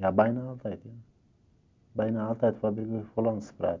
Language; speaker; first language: Dutch; non-native, learner; Turkish